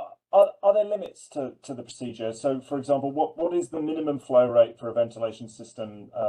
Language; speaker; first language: English; native; English